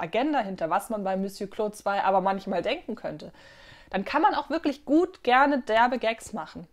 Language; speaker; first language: German; native; German